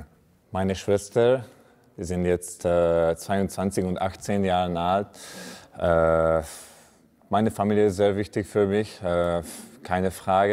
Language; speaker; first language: German; non-native, fluent; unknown